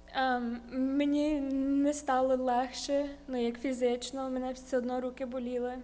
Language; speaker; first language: Ukrainian; early bilingual, heritage; Ukrainian